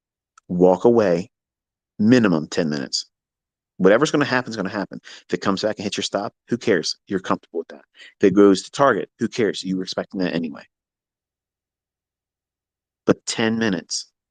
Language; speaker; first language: English; native; English